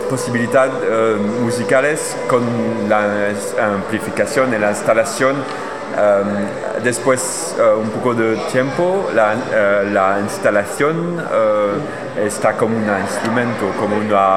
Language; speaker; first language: Spanish; non-native, learner; French